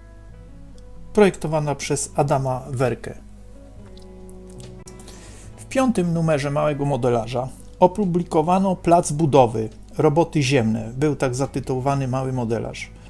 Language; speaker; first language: Polish; native; Polish